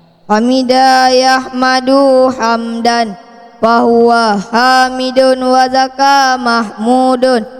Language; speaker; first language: Arabic; non-native, learner; Achinese